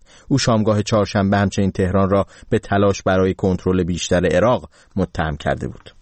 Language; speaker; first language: Persian; native; Persian